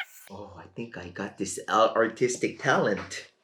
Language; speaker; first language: English; non-native, fluent; Korean